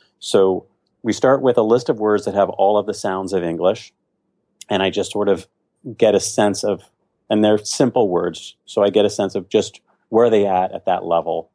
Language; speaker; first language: English; native; English